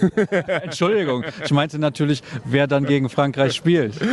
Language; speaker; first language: German; native; German